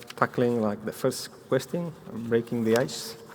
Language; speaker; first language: English; non-native, fluent; Catalan